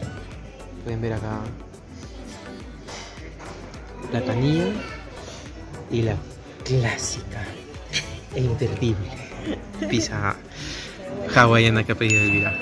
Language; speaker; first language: Spanish; native; Spanish